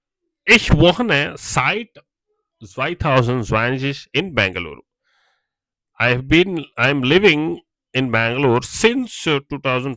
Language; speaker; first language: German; non-native, fluent; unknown